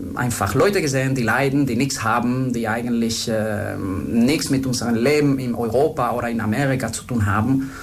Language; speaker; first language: German; non-native, fluent; Spanish